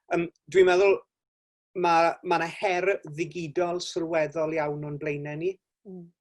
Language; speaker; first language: Welsh; native; Welsh